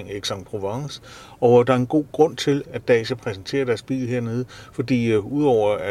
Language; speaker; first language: Danish; native; Danish